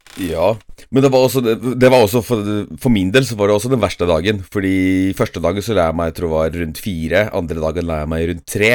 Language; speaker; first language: Norwegian; early bilingual, other home language; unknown